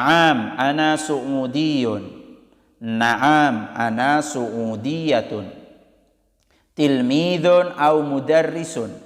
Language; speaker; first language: Arabic; non-native, fluent; Indonesian